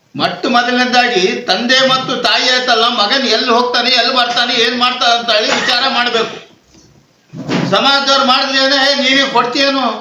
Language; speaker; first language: Kannada; non-native, local second language; Urdu